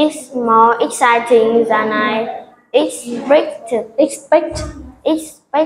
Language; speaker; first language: English; non-native, learner; Vietnamese